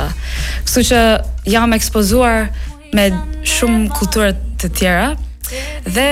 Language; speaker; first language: Albanian; non-native, fluent; English